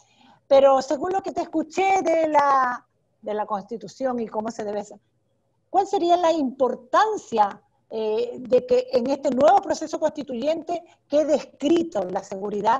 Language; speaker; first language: Spanish; native; Spanish